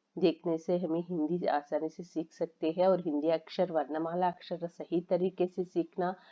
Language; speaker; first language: Hindi; non-native, local second language; Telugu